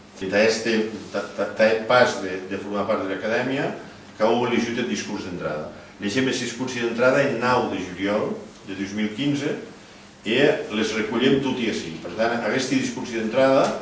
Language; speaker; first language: Catalan; non-native, local second language; Occitan